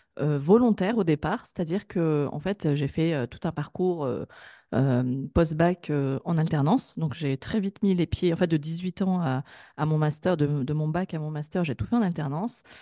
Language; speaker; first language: French; native; French